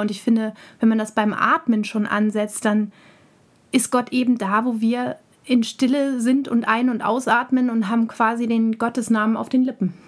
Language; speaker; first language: German; native; German